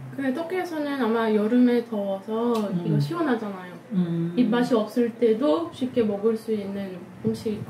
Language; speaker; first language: Korean; non-native, fluent; French